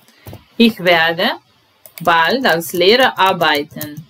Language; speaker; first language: German; non-native, fluent; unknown